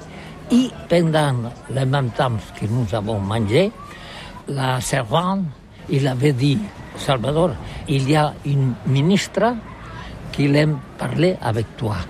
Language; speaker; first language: French; non-native, learner; Catalan